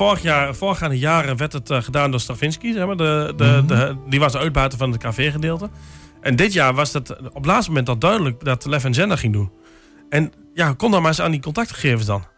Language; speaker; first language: Dutch; native; Dutch